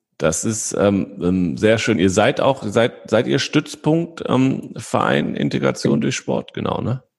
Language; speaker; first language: German; native; German